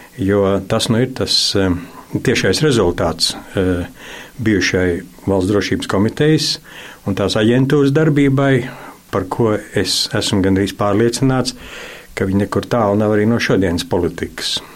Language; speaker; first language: Latvian; native; Latvian